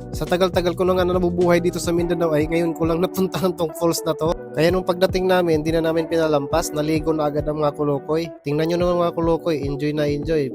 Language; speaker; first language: Filipino; non-native, local second language; Cebuano